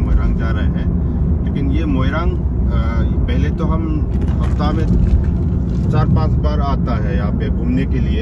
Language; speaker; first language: Hindi; non-native, local second language; Manipuri